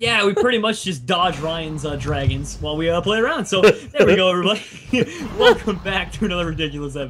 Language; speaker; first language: English; native; English